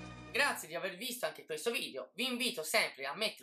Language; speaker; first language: Italian; native; Italian